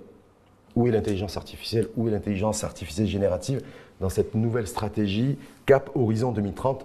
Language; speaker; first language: French; non-native, local second language; Arabic